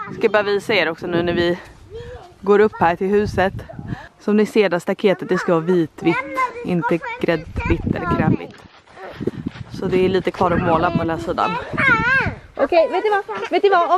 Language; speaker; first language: Swedish; native; Swedish